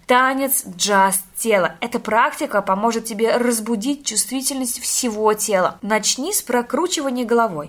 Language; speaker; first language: Russian; native; Russian